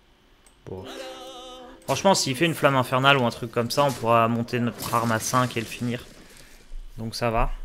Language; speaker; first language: French; native; French